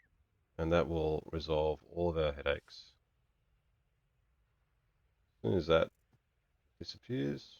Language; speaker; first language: English; native; English